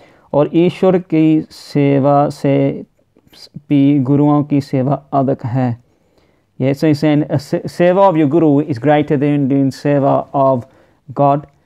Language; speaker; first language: English; native; English